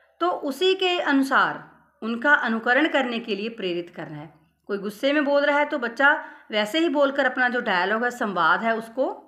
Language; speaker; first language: Hindi; non-native, local second language; Punjabi